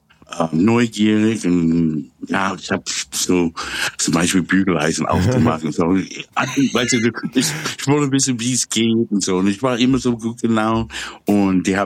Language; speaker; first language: German; non-native, fluent; English